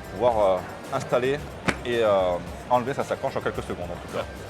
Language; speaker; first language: French; native; French